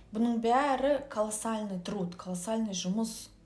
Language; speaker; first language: Russian; non-native, local second language; Kazakh